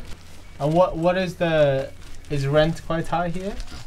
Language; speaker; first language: English; native; English